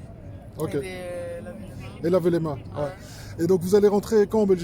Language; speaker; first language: French; native; French